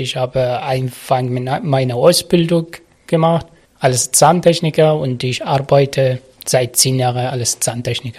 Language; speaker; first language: German; non-native, learner; Arabic